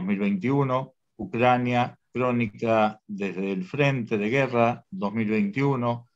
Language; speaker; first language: Spanish; native; Spanish